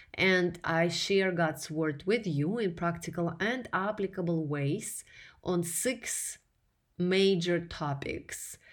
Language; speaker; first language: English; non-native, fluent; Russian